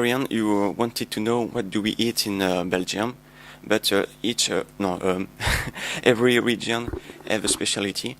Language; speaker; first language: English; non-native, learner; French